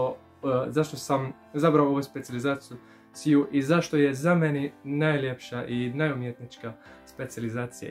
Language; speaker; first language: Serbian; non-native, learner; Arabic